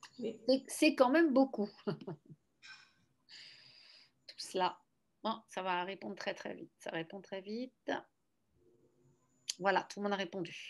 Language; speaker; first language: French; native; French